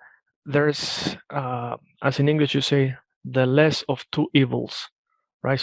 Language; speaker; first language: English; non-native, fluent; Swedish